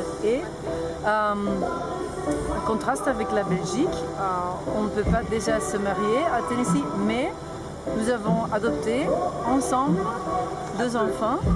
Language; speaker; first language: French; non-native, local second language; Dutch